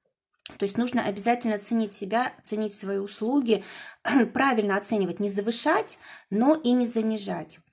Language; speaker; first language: Russian; native; Russian